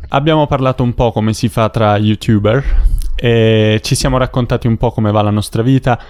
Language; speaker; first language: Italian; native; Italian